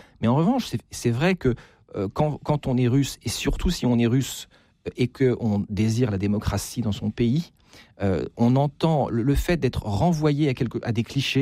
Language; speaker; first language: French; native; French